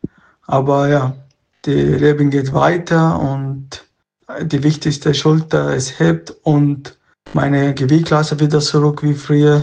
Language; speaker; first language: German; non-native, learner; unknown